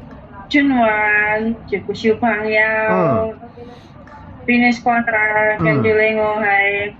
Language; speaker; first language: Cantonese; non-native, learner; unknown